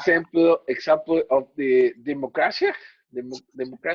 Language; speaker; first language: English; non-native, learner; Spanish